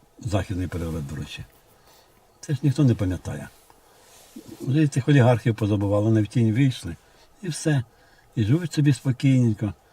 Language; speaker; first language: Ukrainian; non-native, local second language; Russian